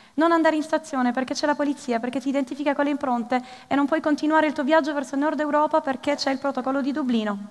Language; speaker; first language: Italian; early bilingual, other home language; Arabic